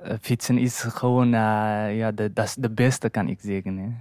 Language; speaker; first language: Dutch; non-native, learner; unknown